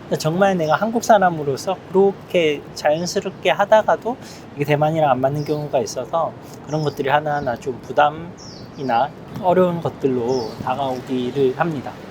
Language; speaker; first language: Korean; native; Korean